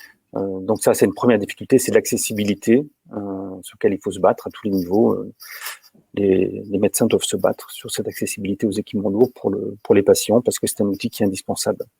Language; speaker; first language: French; native; French